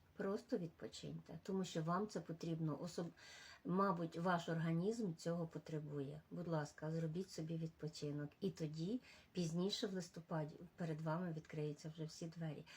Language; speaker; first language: Ukrainian; non-native, local second language; Russian